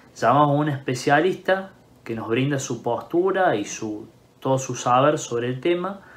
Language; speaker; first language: Spanish; native; Spanish